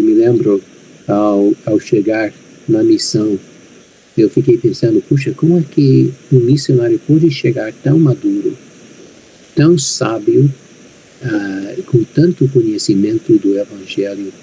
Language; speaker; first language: Portuguese; non-native, fluent; English